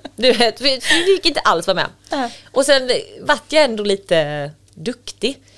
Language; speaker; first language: Swedish; native; Swedish